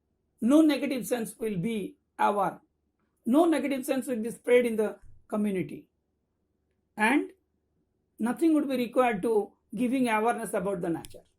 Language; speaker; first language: English; non-native, local second language; Bangla